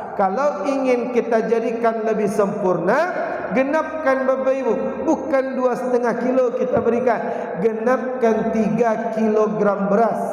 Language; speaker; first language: Malay; non-native, local second language; Minangkabau